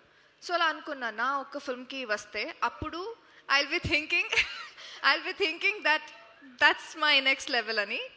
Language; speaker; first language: Telugu; non-native, learner; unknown